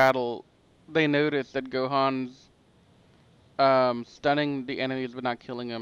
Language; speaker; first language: English; native; English